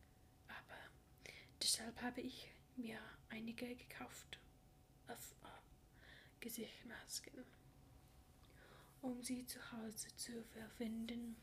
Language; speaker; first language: German; non-native, learner; English